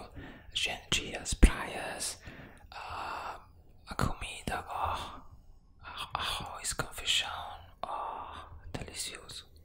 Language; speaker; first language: Portuguese; non-native, learner; Spanish